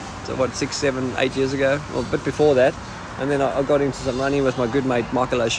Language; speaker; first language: English; native; English